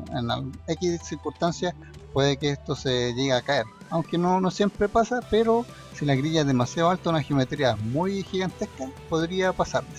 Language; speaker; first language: Spanish; native; Spanish